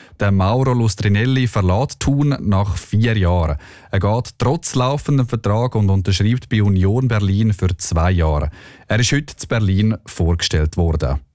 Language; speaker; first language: German; native; German